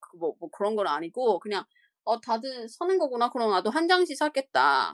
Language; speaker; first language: Korean; non-native, learner; Chinese